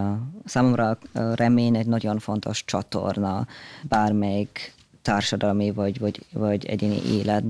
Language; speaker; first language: Hungarian; early bilingual, heritage; German